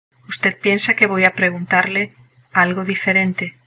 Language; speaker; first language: Spanish; non-native, learner; English